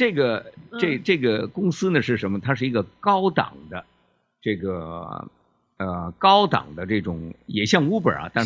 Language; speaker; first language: Chinese; native; Chinese